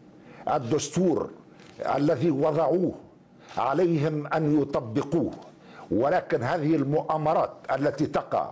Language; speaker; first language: Arabic; native; Arabic